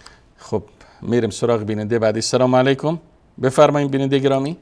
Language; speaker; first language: Persian; native; Persian